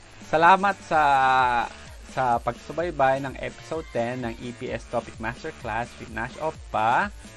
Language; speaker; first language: Filipino; native; Filipino